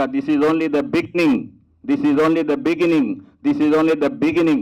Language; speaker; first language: Telugu; native; Telugu